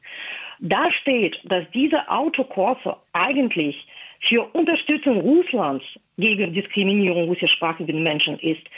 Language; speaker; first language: German; non-native, fluent; Russian